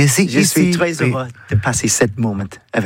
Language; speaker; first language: French; non-native, learner; English